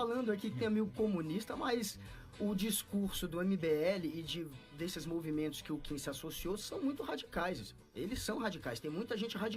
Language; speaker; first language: Portuguese; native; Portuguese